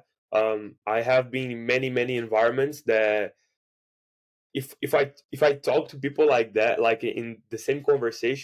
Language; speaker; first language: English; non-native, fluent; Portuguese